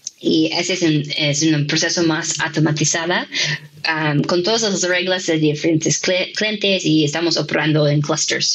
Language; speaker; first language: Spanish; non-native, fluent; English